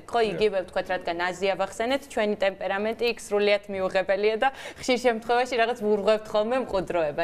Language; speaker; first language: Georgian; native; Georgian